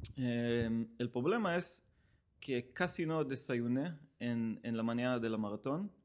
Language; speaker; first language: Spanish; non-native, learner; Hebrew